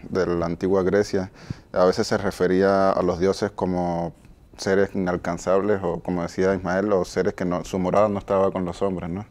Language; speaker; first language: Spanish; native; Spanish